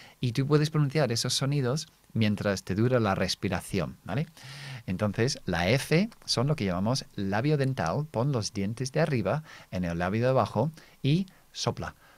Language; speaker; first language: Spanish; non-native, fluent; English